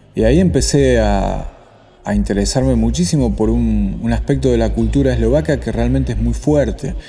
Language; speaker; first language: Spanish; native; Spanish